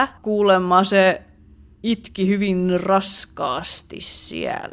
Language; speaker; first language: Finnish; native; Finnish